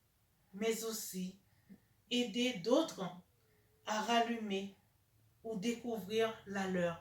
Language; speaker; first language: French; native; French